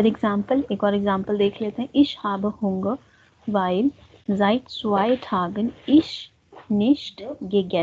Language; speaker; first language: German; non-native, fluent; Hindi